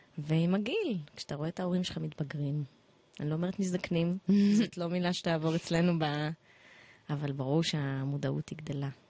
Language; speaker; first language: Hebrew; early bilingual, other home language; Russian